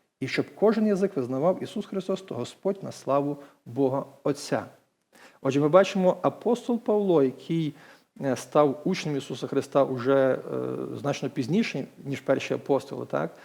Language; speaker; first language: Ukrainian; native; Ukrainian